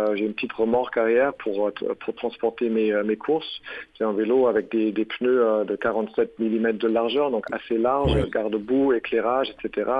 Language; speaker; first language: French; non-native, fluent; German